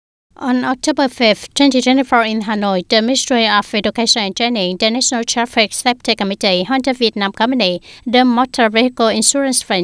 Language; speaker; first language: English; non-native, fluent; Vietnamese